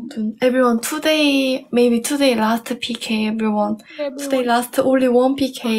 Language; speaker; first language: English; non-native, learner; Korean